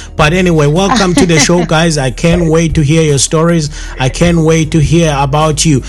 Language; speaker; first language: English; non-native, local second language; Zulu